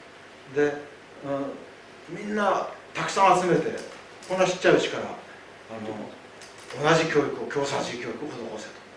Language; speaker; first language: Japanese; native; Japanese